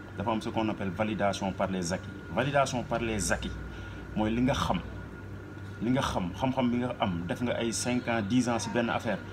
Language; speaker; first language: Wolof; native; Wolof